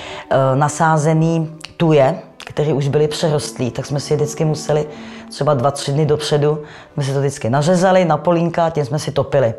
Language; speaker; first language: Czech; native; Czech